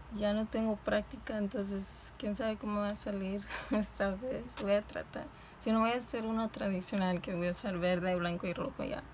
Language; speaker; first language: Spanish; early bilingual, heritage; Spanish